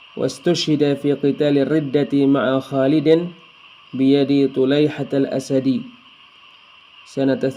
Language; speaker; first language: Arabic; non-native, fluent; Indonesian